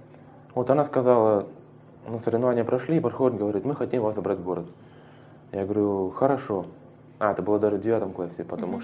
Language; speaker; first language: Russian; native; Russian